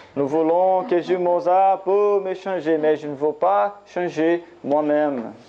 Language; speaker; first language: French; non-native, learner; Portuguese